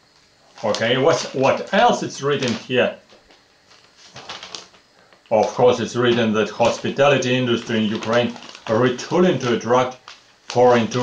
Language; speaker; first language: English; non-native, fluent; Russian